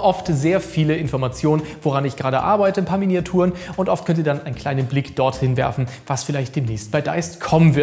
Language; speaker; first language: German; native; German